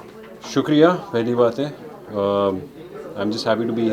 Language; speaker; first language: Hindi; native; Hindi